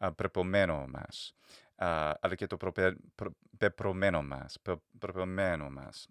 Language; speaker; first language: Greek; non-native, learner; English